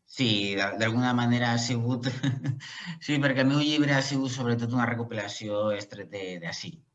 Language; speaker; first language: Catalan; non-native, local second language; Spanish